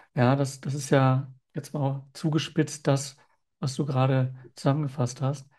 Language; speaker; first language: German; native; German